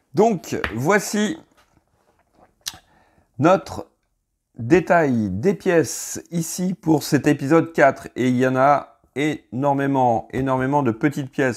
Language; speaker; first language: French; native; French